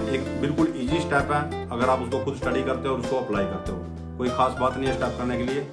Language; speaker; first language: Hindi; native; Hindi